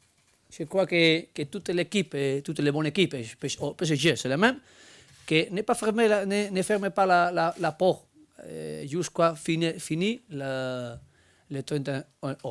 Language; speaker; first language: French; non-native, learner; Spanish